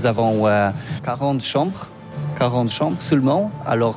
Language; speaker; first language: French; non-native, learner; Polish